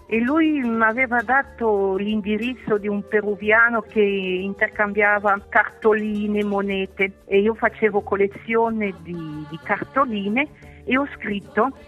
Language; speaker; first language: Italian; early bilingual, heritage; French